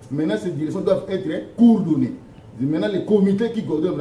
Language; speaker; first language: French; non-native, local second language; Lingala